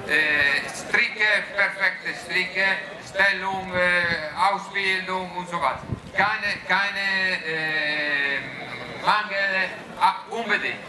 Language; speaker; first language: German; non-native, learner; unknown